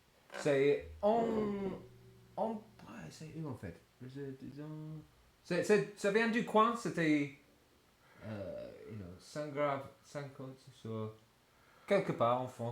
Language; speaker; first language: French; non-native, fluent; English